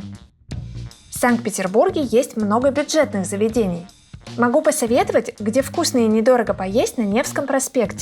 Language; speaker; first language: Russian; native; Russian